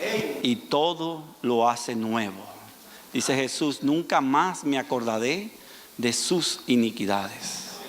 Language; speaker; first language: Spanish; native; Spanish